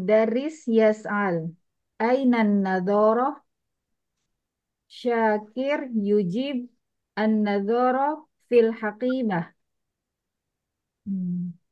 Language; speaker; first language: Arabic; non-native, learner; Indonesian